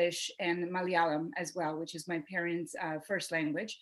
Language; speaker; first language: English; non-native, fluent; Spanish